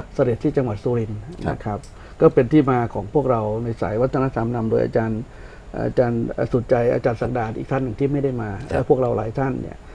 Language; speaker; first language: Thai; non-native, local second language; Northern Khmer